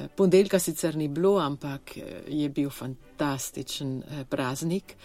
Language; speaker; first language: Slovenian; early bilingual, heritage; Slovenian